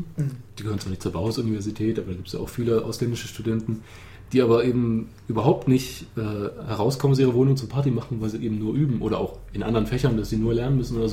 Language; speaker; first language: German; native; German